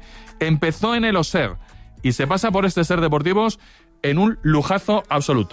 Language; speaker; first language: Spanish; native; Spanish